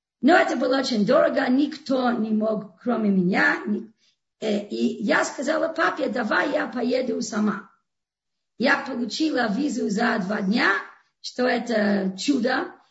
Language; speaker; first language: Russian; non-native, fluent; English